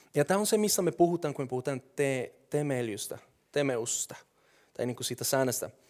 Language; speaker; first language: Finnish; non-native, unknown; Spanish